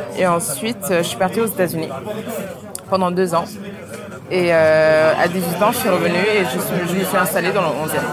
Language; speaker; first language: French; early bilingual, other home language; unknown